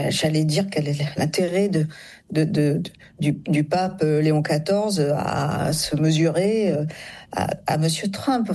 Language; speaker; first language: French; native; French